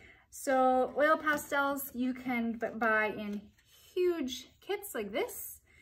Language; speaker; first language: English; native; English